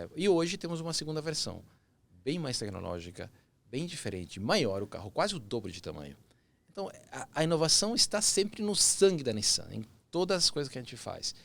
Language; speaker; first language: Portuguese; early bilingual, other home language; Spanish